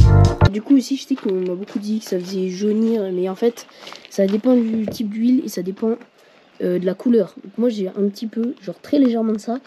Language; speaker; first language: French; native; French